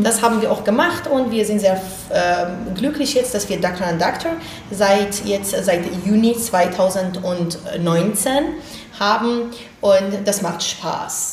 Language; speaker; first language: German; non-native, fluent; Persian